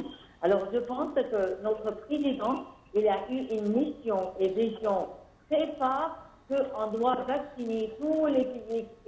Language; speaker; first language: French; non-native, fluent; Arabic